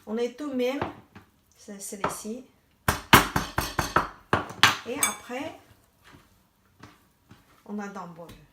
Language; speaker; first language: French; non-native, learner; Chinese